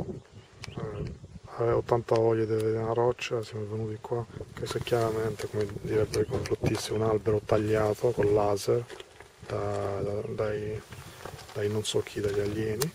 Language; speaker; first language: Italian; early bilingual, other home language; Albanian